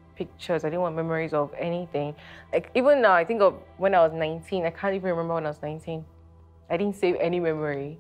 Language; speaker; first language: English; non-native, local second language; Yoruba